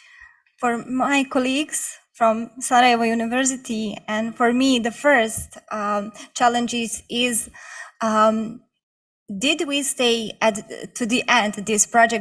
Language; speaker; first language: English; non-native, learner; Bosnian